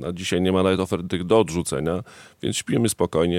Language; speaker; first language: Polish; native; Polish